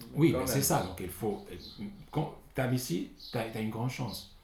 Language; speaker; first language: French; non-native, local second language; Arabic